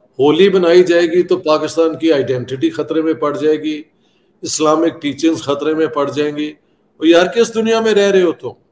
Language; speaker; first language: Urdu; non-native, local second language; Punjabi